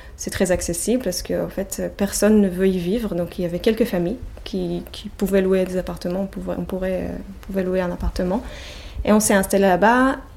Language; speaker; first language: French; non-native, fluent; Hebrew